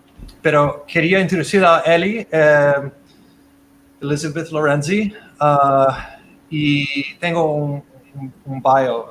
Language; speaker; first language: Spanish; non-native, fluent; English